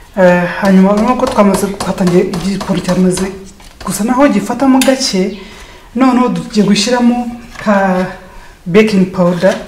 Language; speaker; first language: Kinyarwanda; native; Kinyarwanda